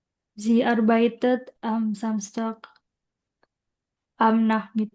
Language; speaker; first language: German; non-native, learner; Indonesian